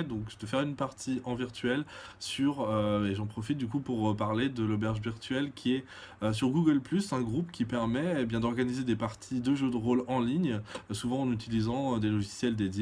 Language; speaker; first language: French; native; French